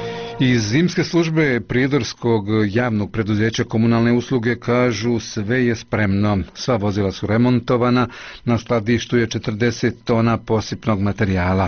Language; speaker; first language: Croatian; native; Croatian